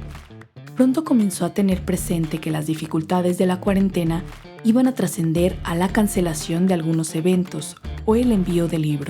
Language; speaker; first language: Spanish; native; Spanish